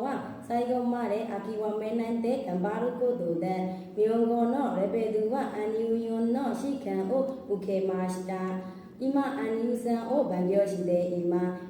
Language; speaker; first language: Japanese; non-native, learner; Burmese